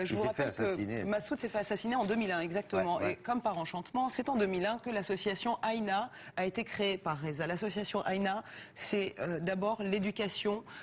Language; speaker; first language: French; native; French